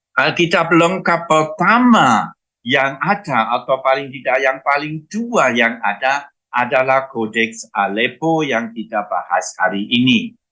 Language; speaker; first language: Indonesian; non-native, fluent; German